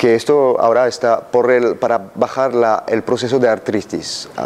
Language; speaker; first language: Spanish; non-native, fluent; French